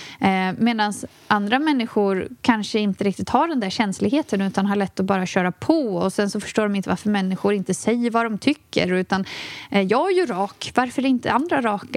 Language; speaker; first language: Swedish; native; Swedish